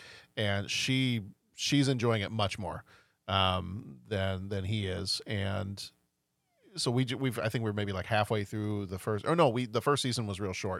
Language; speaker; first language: English; native; English